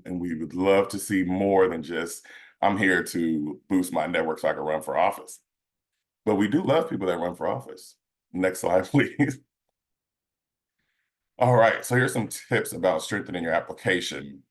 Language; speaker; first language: English; native; English